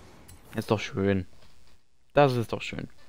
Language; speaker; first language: German; native; German